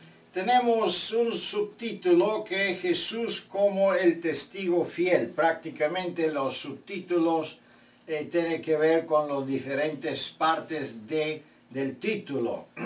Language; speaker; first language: Spanish; non-native, fluent; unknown